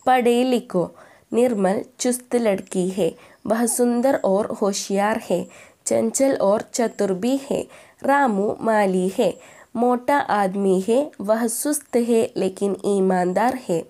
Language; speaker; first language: Hindi; non-native, local second language; Malayalam